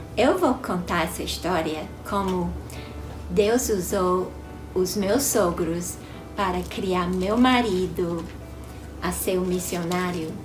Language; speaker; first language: Portuguese; non-native, fluent; English